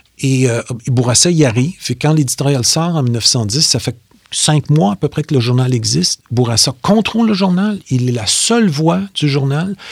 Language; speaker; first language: French; native; French